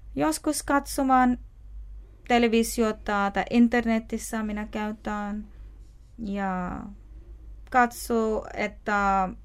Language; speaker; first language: Finnish; non-native, learner; Urdu